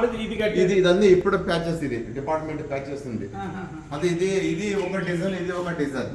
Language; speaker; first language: Telugu; non-native, local second language; Kannada